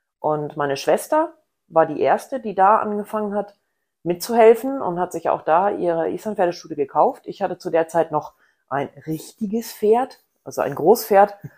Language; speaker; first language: German; native; German